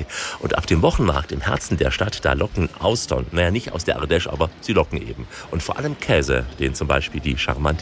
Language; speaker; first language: German; native; German